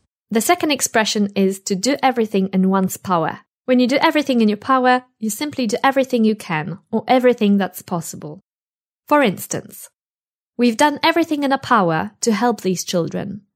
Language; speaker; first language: English; non-native, fluent; Polish